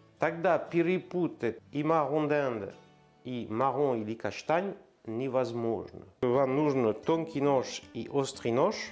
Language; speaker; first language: Russian; non-native, learner; French